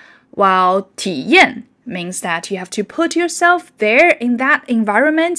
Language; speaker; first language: English; non-native, fluent; Chinese